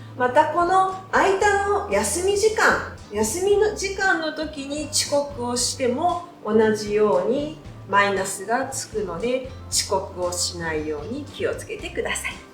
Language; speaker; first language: Japanese; native; Japanese